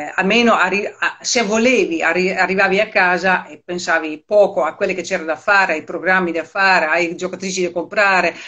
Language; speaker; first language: Italian; non-native, fluent; Dutch